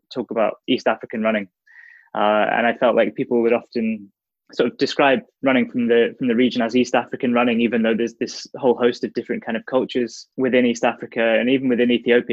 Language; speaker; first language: English; native; English